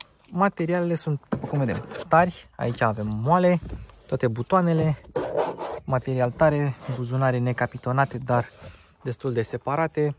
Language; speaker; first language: Romanian; native; Romanian